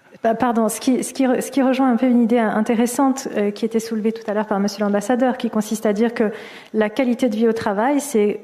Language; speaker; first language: French; native; French